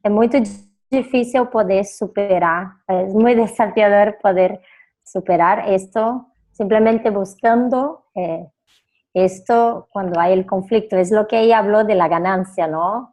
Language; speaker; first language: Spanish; non-native, fluent; Portuguese